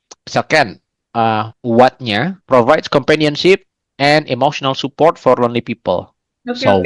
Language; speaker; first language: English; non-native, fluent; Indonesian